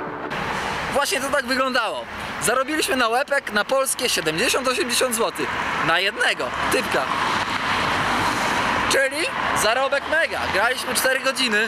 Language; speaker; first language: Polish; native; Polish